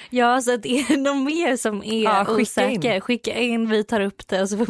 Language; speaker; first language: Swedish; native; Swedish